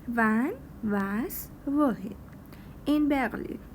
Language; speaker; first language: German; non-native, fluent; Persian